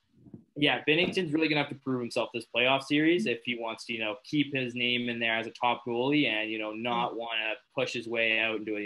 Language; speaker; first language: English; native; English